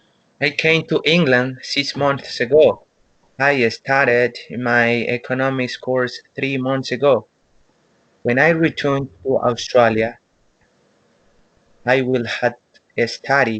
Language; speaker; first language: English; non-native, learner; Spanish